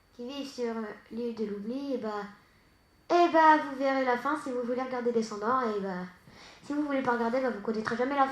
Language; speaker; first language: French; native; French